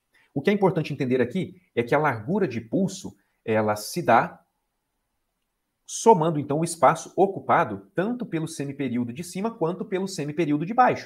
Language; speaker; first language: Portuguese; native; Portuguese